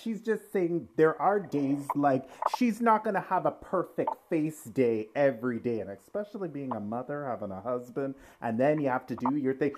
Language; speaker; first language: English; native; English